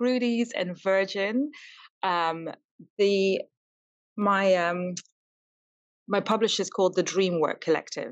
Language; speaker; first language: English; native; English